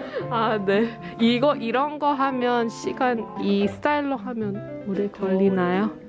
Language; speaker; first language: Korean; early bilingual, heritage; English